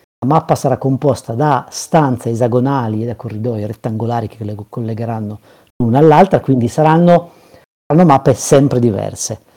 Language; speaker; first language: Italian; native; Italian